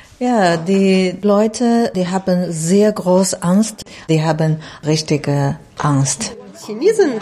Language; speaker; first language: German; non-native, learner; Chinese